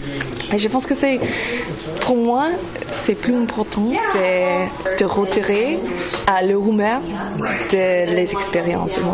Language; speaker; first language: French; non-native, learner; English